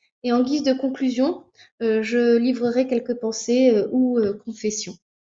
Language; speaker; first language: French; native; French